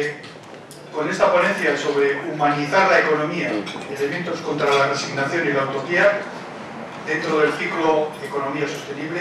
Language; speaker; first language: Spanish; native; Spanish